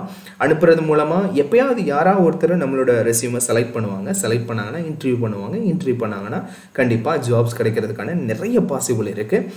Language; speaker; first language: Tamil; native; Tamil